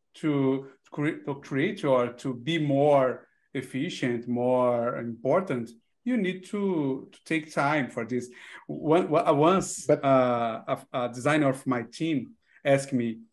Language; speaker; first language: English; non-native, learner; Portuguese